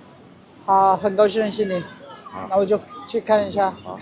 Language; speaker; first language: Chinese; non-native, learner; Amharic